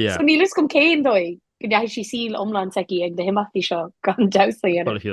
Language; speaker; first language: Irish; native; Irish